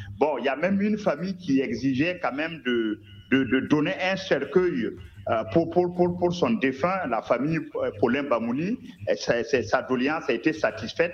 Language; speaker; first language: French; non-native, local second language; Mossi